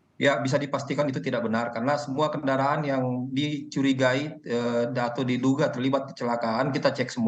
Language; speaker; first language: Indonesian; native; Indonesian